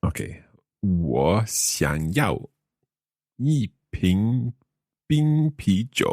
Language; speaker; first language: Chinese; non-native, learner; English